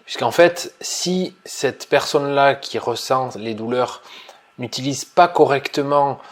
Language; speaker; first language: French; native; French